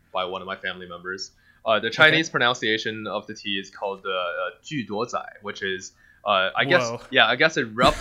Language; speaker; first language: English; non-native, fluent; Chinese